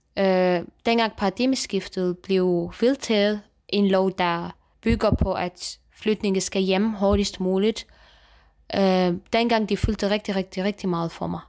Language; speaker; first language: Danish; non-native, fluent; Kurdish